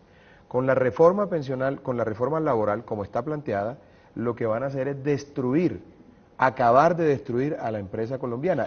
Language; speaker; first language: Spanish; native; Spanish